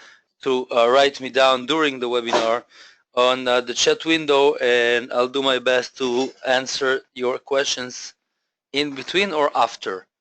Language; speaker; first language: English; non-native, fluent; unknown